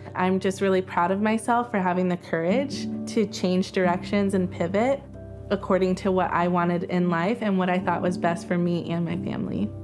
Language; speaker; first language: English; native; English